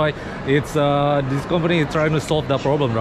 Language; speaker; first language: English; non-native, fluent; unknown